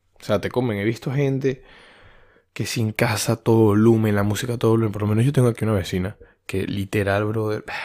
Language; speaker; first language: Spanish; native; Spanish